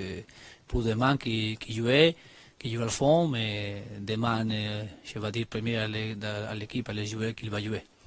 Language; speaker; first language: French; non-native, learner; Spanish